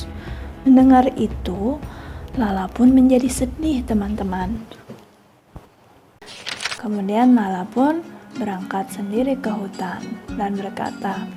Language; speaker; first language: Indonesian; native; Indonesian